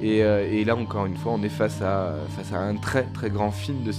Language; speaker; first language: French; native; French